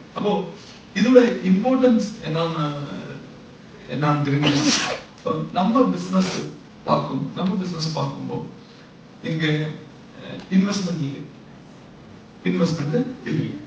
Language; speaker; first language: Tamil; non-native, local second language; Malayalam